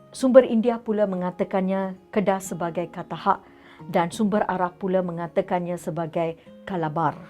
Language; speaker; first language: Malay; non-native, local second language; Tamil